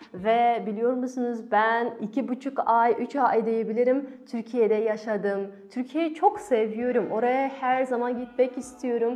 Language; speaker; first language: Turkish; non-native, fluent; Kazakh